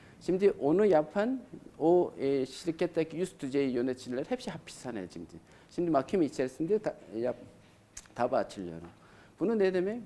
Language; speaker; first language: Turkish; non-native, learner; Korean